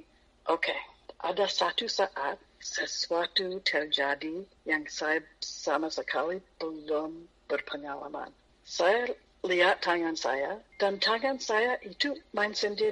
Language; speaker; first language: Indonesian; non-native, fluent; English